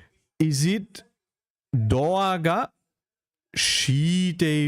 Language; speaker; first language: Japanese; non-native, learner; Greek